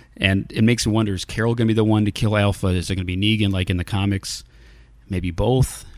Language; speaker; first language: English; native; English